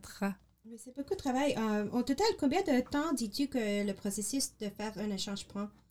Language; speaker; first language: French; non-native, learner; English